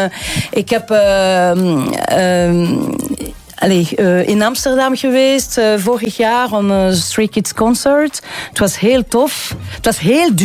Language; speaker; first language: Dutch; non-native, local second language; French